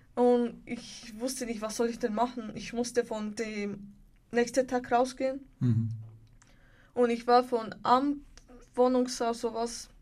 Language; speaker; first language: German; non-native, learner; Bulgarian